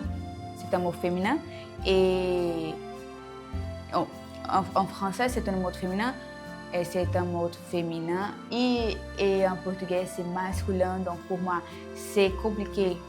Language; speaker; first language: French; non-native, learner; Portuguese